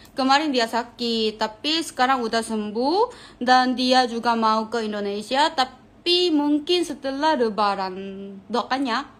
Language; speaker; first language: Indonesian; non-native, fluent; Korean